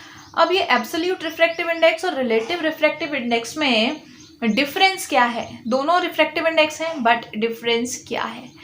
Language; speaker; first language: Hindi; native; Hindi